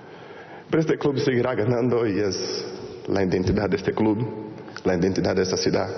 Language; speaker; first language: Spanish; non-native, fluent; Portuguese